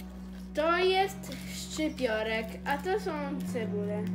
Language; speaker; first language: Polish; early bilingual, heritage; Polish